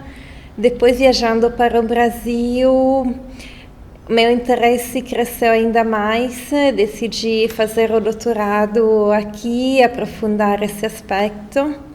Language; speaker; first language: Portuguese; non-native, fluent; Italian